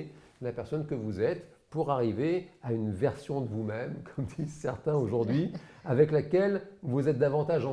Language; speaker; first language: French; native; French